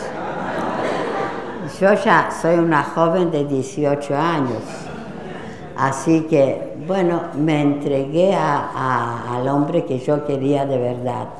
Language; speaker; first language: Spanish; non-native, fluent; Polish